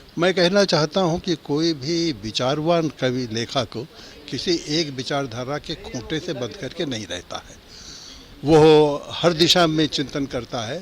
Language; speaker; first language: Hindi; native; Hindi